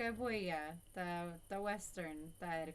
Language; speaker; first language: Greek; early bilingual, heritage; English